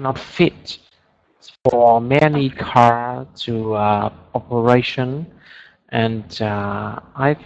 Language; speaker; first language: English; non-native, learner; Vietnamese